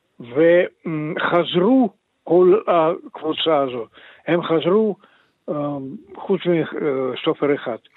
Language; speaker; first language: Hebrew; non-native, fluent; Russian